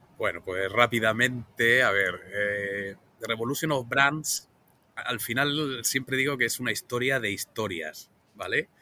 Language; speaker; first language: Spanish; native; Spanish